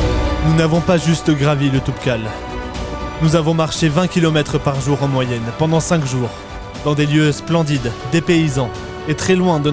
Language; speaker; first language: French; native; French